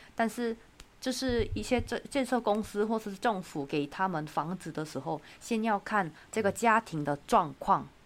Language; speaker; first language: Chinese; non-native, fluent; Korean